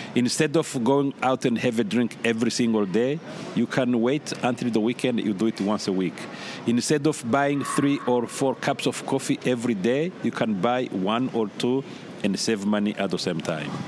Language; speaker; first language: English; non-native, fluent; Rundi